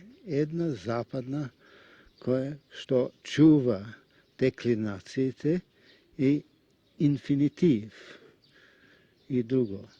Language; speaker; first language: Macedonian; non-native, fluent; Russian